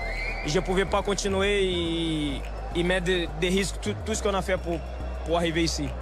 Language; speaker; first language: French; non-native, fluent; Portuguese